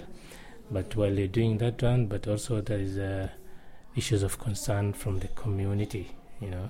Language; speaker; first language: English; non-native, local second language; Swahili